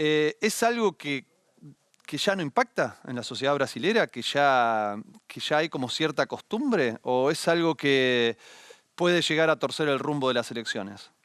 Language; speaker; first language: Spanish; native; Spanish